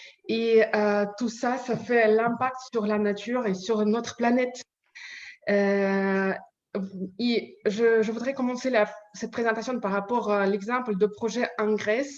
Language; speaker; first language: French; non-native, learner; Ukrainian